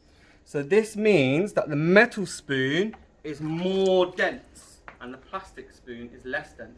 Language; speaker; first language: English; native; English